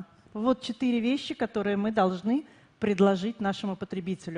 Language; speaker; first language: Russian; native; Russian